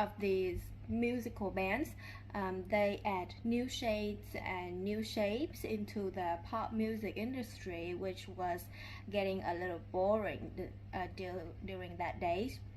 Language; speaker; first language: English; non-native, learner; Vietnamese